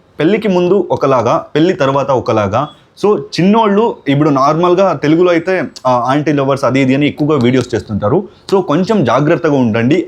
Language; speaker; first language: Telugu; non-native, local second language; Kannada